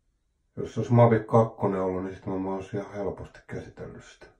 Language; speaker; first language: Finnish; native; Finnish